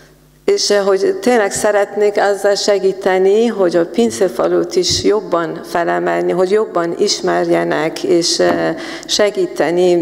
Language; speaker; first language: Hungarian; non-native, fluent; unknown